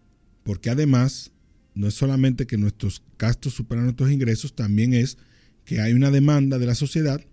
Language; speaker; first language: Spanish; native; Spanish